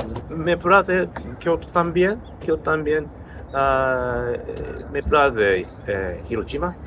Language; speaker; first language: Spanish; non-native, learner; Japanese